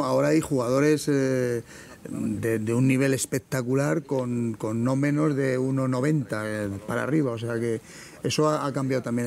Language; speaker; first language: Spanish; native; Spanish